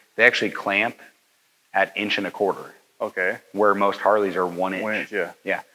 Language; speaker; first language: English; native; English